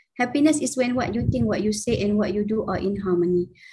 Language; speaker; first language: English; non-native, local second language; Malay